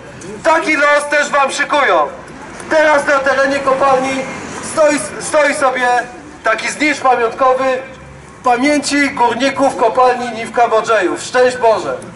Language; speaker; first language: Polish; native; Polish